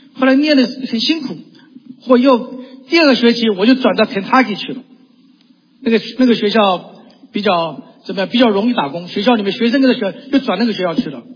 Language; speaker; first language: Chinese; native; Chinese